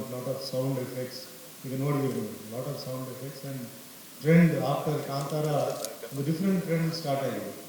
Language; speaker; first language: Kannada; non-native, fluent; Tulu